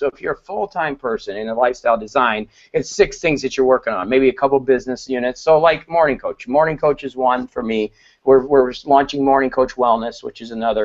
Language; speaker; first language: English; native; English